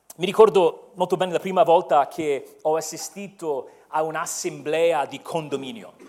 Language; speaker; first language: Italian; non-native, fluent; English